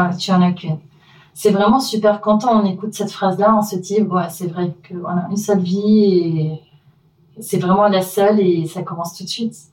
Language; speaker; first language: French; non-native, fluent; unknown